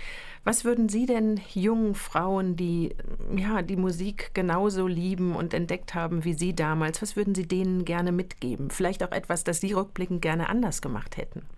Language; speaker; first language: German; native; German